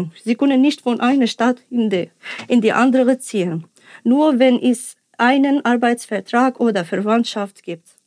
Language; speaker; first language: German; non-native, learner; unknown